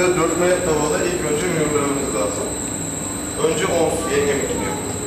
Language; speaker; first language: Turkish; native; Turkish